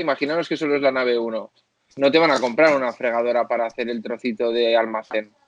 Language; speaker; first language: Spanish; native; Spanish